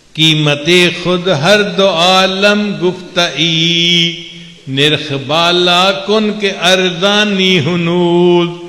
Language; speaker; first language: Urdu; non-native, local second language; Punjabi